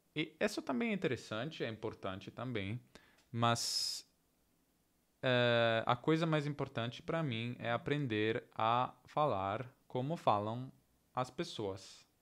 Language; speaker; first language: Portuguese; non-native, learner; Italian